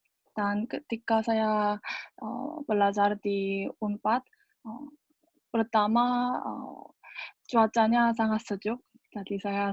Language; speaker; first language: Indonesian; non-native, learner; Korean